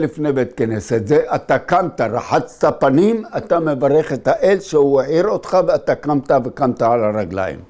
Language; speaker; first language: Hebrew; early bilingual, other home language; Arabic